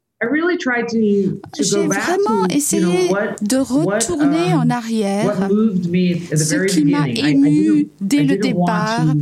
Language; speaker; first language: French; non-native, learner; English